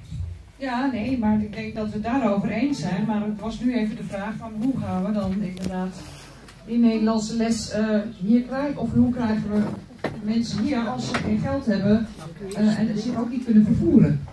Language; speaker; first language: Dutch; native; Dutch